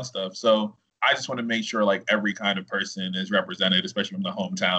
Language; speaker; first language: English; native; English